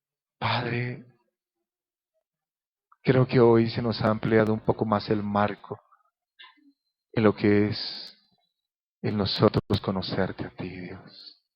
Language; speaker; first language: Spanish; native; Spanish